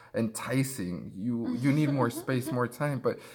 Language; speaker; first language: English; early bilingual, other home language; Spanish